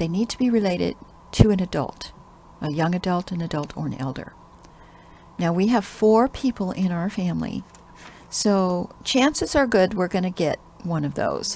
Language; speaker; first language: English; native; English